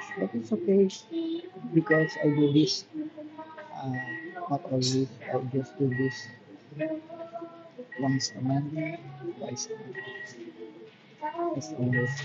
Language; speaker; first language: English; non-native, local second language; Filipino